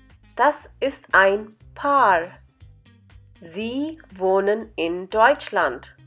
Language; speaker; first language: German; non-native, fluent; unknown